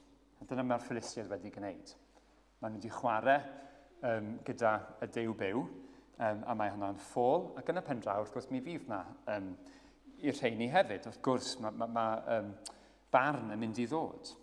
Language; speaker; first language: Welsh; native; Welsh